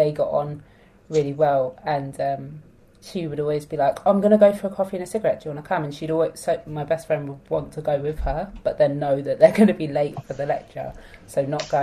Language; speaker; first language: English; native; English